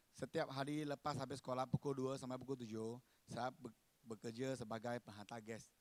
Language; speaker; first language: Malay; non-native, local second language; Chinese